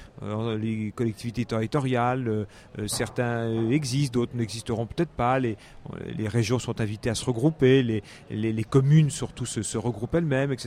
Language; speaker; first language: French; native; French